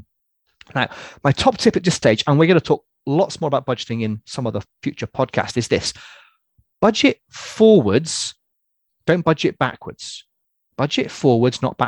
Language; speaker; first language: English; native; English